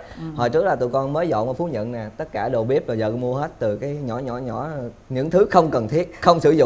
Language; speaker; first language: Vietnamese; native; Vietnamese